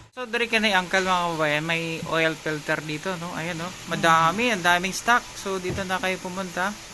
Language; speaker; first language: Filipino; non-native, local second language; Hiligaynon